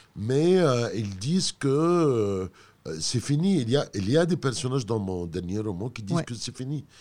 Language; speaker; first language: French; non-native, fluent; Arabic